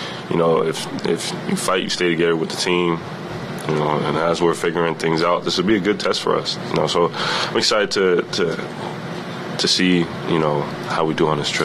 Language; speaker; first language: English; native; English